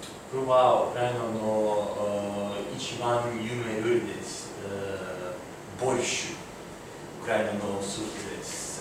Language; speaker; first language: Japanese; non-native, learner; Ukrainian